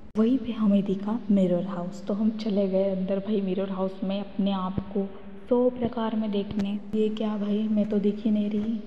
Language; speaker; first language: Hindi; non-native, local second language; Marathi